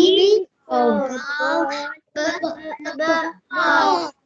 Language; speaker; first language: English; non-native, learner; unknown